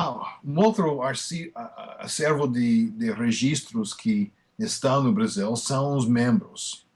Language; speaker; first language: Portuguese; non-native, fluent; English